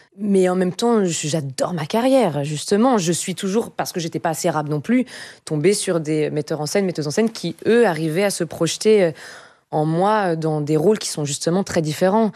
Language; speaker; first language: French; native; French